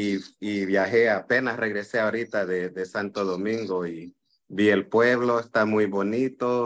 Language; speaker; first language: Spanish; early bilingual, heritage; Spanish